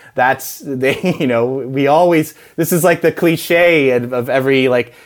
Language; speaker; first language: English; native; English